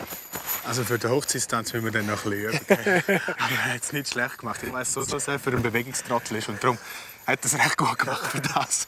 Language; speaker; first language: German; native; German